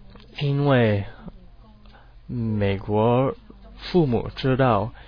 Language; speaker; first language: Chinese; non-native, learner; English